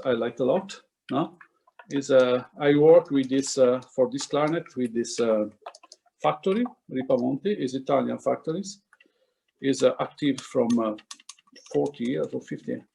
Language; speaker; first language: English; non-native, fluent; Italian